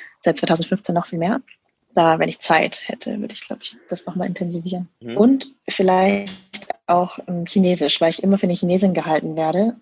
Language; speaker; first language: German; early bilingual, other home language; Vietnamese